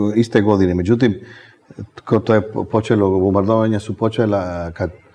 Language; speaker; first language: Serbian; non-native, fluent; Spanish